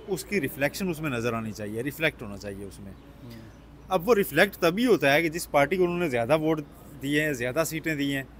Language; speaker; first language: Urdu; native; Urdu